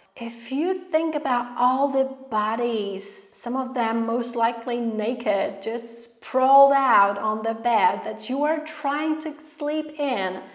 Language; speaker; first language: English; non-native, fluent; Polish